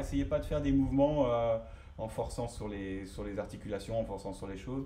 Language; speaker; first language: French; native; French